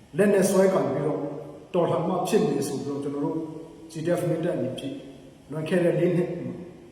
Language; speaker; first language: Burmese; non-native, local second language; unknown